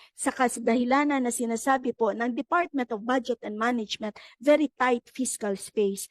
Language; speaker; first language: English; non-native, local second language; Filipino